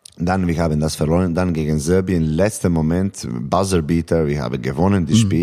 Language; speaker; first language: German; non-native, learner; Serbian